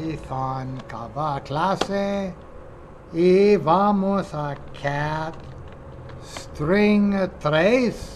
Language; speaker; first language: Spanish; non-native, fluent; English